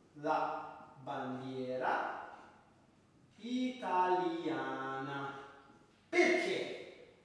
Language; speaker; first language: Italian; native; Italian